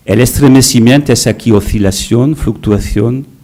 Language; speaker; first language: Spanish; non-native, fluent; French